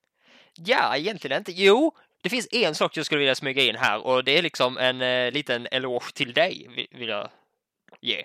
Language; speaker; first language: Swedish; native; Swedish